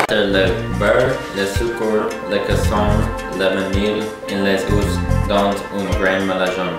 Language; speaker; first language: French; non-native, learner; English